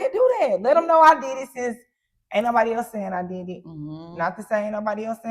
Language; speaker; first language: English; native; English